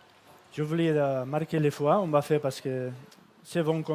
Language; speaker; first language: French; non-native, fluent; Catalan